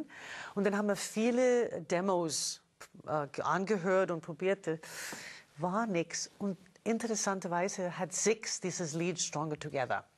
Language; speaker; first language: German; non-native, fluent; English